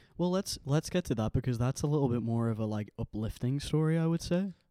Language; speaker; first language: English; native; English